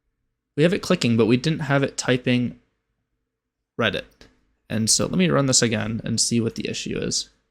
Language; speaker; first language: English; native; English